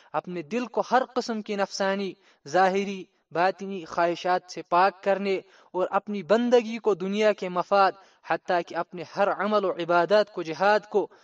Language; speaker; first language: Urdu; non-native, local second language; Kashmiri